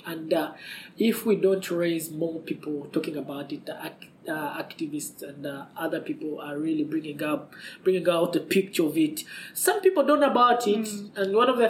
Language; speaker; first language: English; non-native, local second language; Ganda